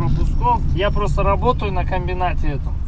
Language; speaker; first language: Russian; native; Russian